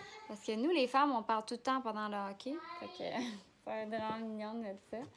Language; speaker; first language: French; native; French